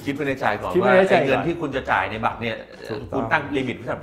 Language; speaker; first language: Thai; native; Thai